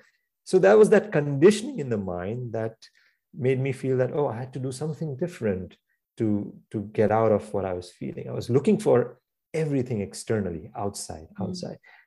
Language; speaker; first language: English; non-native, local second language; Gujarati